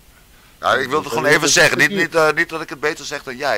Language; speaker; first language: Dutch; native; Dutch